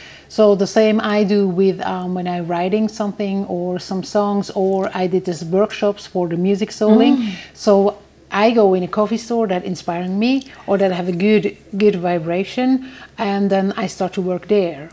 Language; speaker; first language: English; non-native, fluent; German